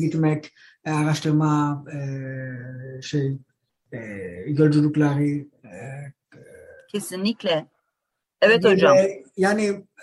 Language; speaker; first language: Turkish; non-native, learner; Greek